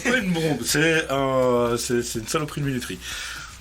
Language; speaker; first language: French; native; French